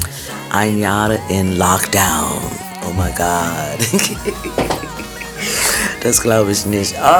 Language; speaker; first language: German; non-native, fluent; English